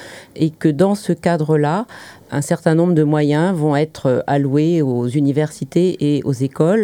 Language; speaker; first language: French; native; French